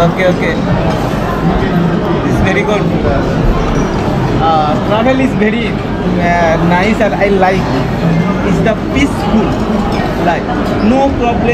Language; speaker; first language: English; non-native, learner; Bangla